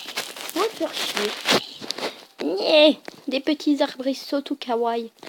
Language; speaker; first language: French; native; French